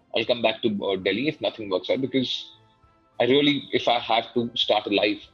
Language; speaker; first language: English; non-native, local second language; Hindi